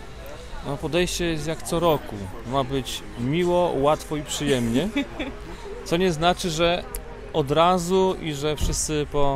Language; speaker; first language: Polish; native; Polish